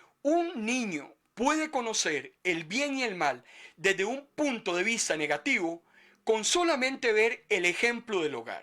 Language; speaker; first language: Spanish; native; Spanish